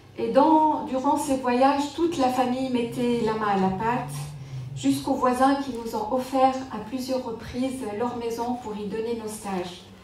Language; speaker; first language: French; non-native, local second language; Arabic